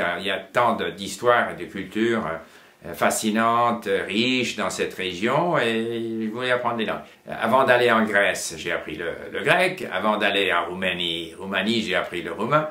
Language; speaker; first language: French; non-native, fluent; English